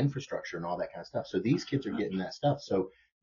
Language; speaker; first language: English; native; English